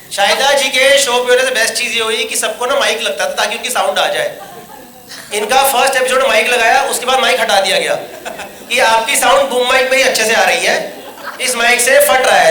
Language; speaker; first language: Hindi; native; Hindi